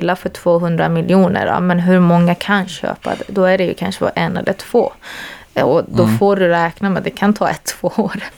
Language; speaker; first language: Swedish; native; Swedish